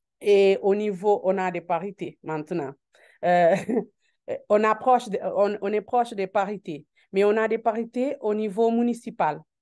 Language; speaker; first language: French; non-native, learner; Portuguese